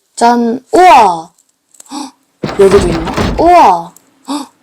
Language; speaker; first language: Korean; native; Korean